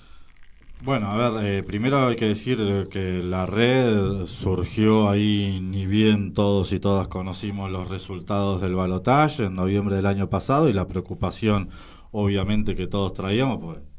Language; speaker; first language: Spanish; native; Spanish